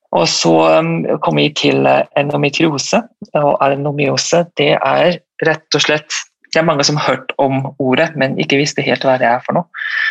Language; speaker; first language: Norwegian; non-native, fluent; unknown